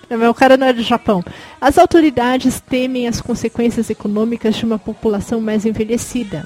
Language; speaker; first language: Portuguese; native; Portuguese